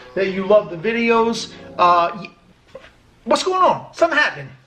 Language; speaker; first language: English; native; English